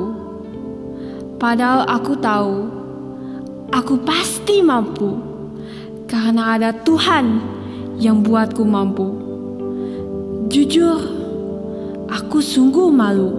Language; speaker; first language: Indonesian; native; Indonesian